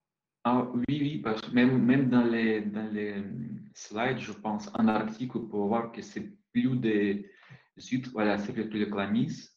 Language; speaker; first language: French; non-native, fluent; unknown